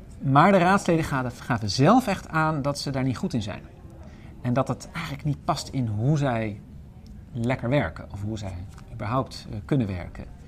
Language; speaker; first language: Dutch; native; Dutch